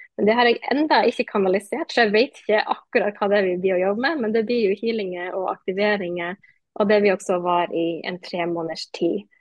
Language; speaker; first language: Norwegian; native; Norwegian